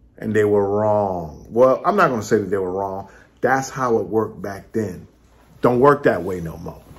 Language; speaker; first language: English; native; English